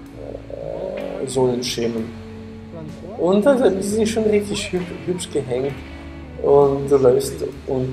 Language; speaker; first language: German; non-native, fluent; Ukrainian